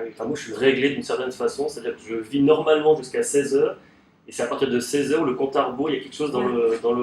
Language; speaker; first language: French; native; French